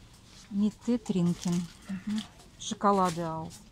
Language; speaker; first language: German; non-native, learner; Russian